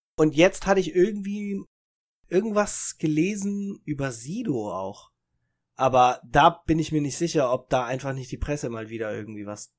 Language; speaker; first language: German; early bilingual, other home language; Italian